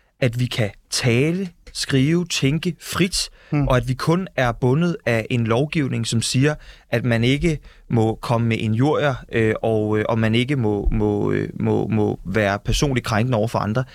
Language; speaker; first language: Danish; native; Danish